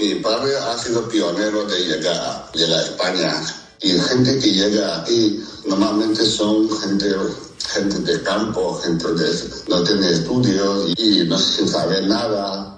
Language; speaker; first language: Spanish; non-native, fluent; Chinese